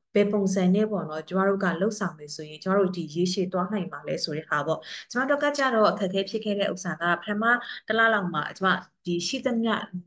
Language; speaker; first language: Burmese; native; Burmese